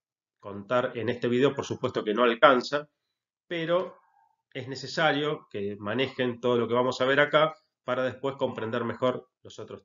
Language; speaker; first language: Spanish; native; Spanish